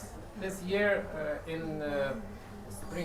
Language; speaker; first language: English; non-native, learner; Russian